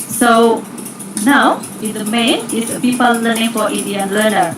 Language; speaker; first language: English; non-native, learner; Indonesian